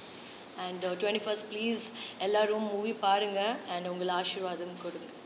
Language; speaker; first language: Tamil; non-native, learner; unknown